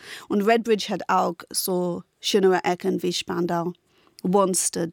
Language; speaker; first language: German; non-native, fluent; English